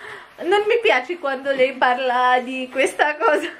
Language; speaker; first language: Italian; non-native, fluent; Filipino